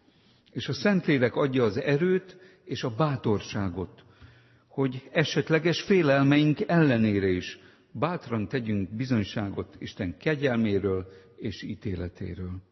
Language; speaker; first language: Hungarian; native; Hungarian